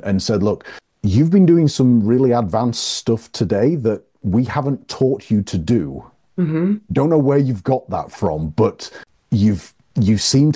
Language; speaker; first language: English; native; English